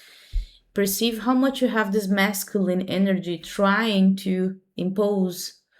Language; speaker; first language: English; non-native, fluent; Portuguese